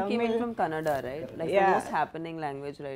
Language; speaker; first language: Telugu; non-native, local second language; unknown